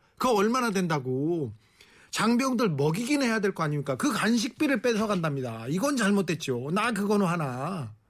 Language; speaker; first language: Korean; native; Korean